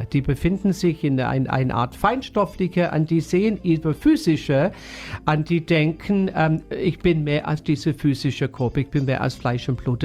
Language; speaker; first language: German; non-native, fluent; English